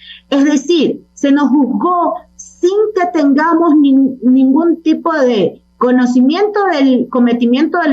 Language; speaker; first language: Spanish; native; Spanish